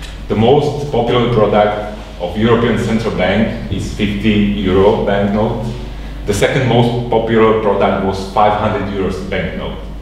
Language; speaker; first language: English; non-native, fluent; Slovak